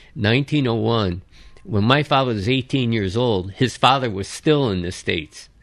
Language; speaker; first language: English; early bilingual, other home language; Japanese